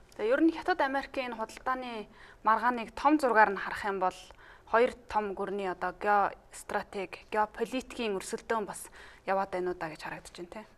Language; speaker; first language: Mongolian; native; Mongolian